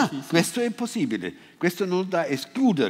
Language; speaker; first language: Italian; non-native, fluent; German